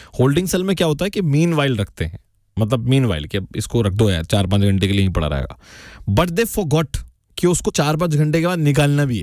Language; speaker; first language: Hindi; native; Hindi